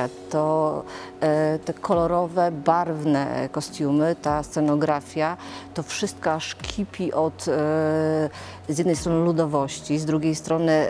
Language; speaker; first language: Polish; native; Polish